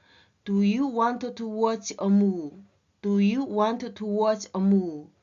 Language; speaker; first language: English; non-native, learner; Chinese